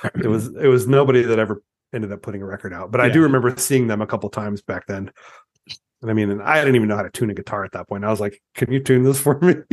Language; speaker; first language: English; native; English